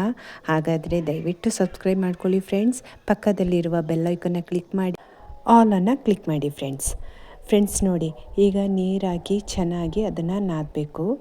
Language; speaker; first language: Kannada; native; Kannada